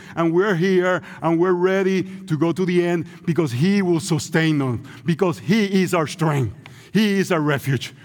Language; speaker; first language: English; non-native, local second language; Spanish